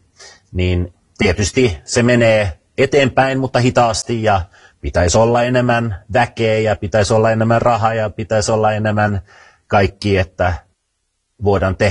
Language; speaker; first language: Finnish; early bilingual, heritage; Finnish